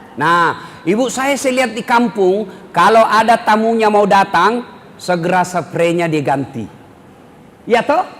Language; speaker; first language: Indonesian; non-native, local second language; Buginese